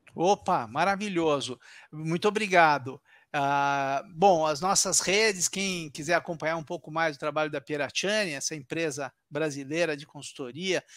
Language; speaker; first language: Portuguese; early bilingual, other home language; Italian